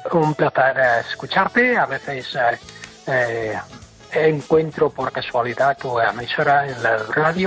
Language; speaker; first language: Spanish; non-native, fluent; English